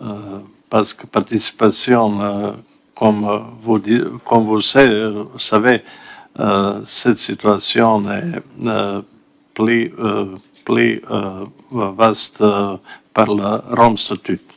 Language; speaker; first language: French; non-native, learner; Bosnian